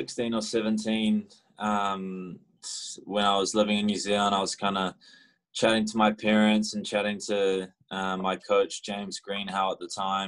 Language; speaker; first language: English; native; English